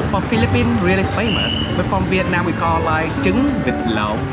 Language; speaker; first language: English; non-native, fluent; Vietnamese